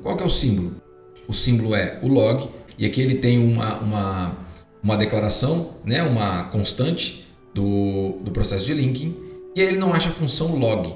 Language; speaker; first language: Portuguese; native; Portuguese